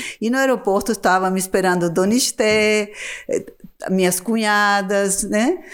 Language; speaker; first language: Portuguese; non-native, fluent; Spanish